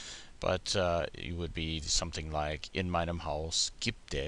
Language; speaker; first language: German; non-native, fluent; English